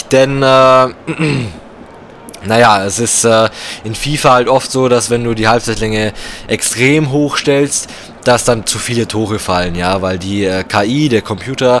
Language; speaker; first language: German; native; German